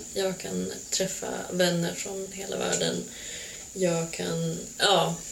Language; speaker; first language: Swedish; early bilingual, other home language; Hungarian